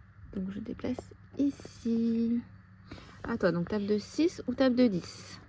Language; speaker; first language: French; native; French